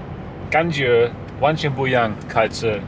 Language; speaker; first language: Chinese; non-native, learner; German